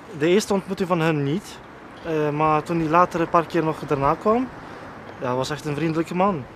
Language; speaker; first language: Dutch; early bilingual, other home language; Polish